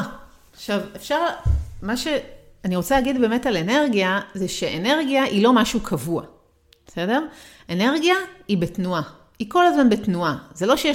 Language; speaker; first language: Hebrew; native; Hebrew